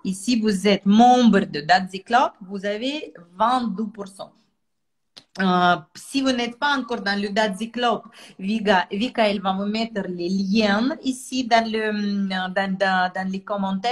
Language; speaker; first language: French; non-native, fluent; Russian